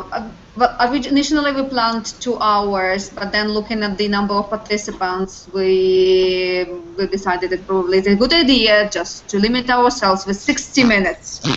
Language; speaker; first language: English; non-native, fluent; Russian